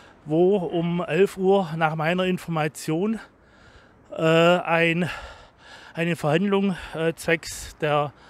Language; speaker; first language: German; native; German